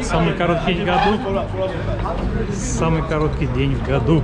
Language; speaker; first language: Russian; native; Russian